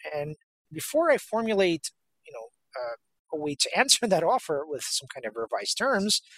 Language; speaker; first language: English; native; English